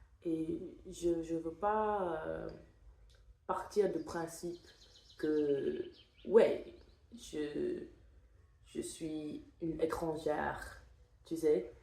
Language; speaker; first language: French; non-native, fluent; English